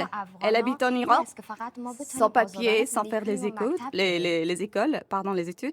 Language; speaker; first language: French; non-native, learner; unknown